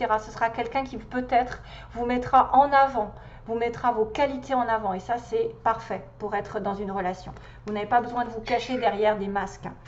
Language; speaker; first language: French; native; French